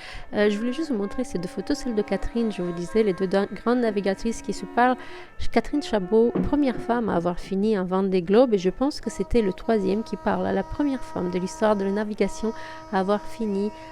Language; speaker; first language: French; native; French